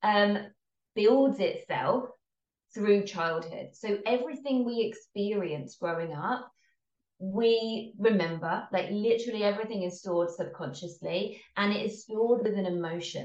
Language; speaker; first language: English; native; English